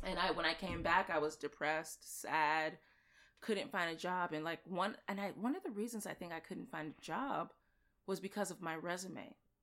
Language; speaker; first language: English; native; English